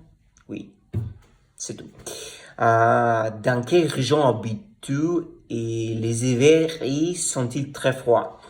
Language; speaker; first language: French; non-native, learner; Russian